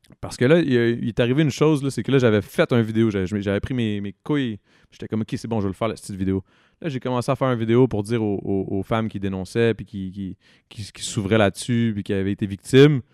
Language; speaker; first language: French; native; French